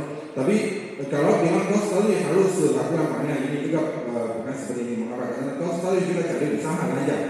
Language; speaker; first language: Indonesian; non-native, learner; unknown